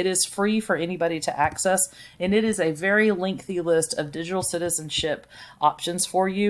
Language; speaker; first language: English; native; English